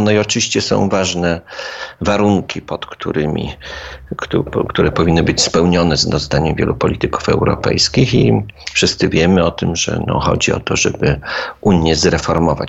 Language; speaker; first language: Polish; native; Polish